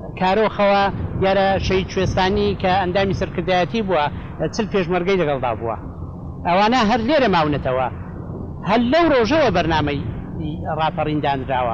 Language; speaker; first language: Central Kurdish; native; Central Kurdish